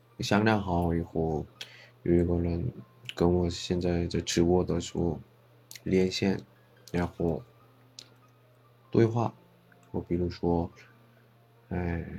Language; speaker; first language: Chinese; non-native, fluent; Korean